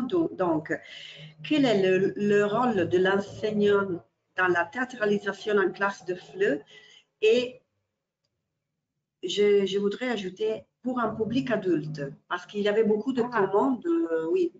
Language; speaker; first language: French; non-native, fluent; Italian